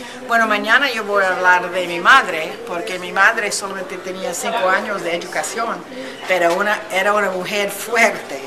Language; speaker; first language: Spanish; early bilingual, heritage; Spanish